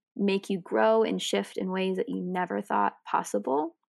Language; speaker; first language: English; native; English